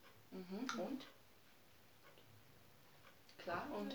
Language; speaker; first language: German; non-native, learner; Chinese